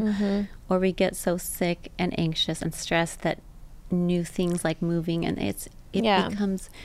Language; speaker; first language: English; native; English